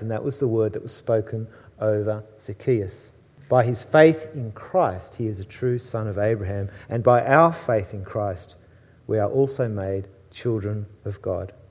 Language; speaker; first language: English; native; English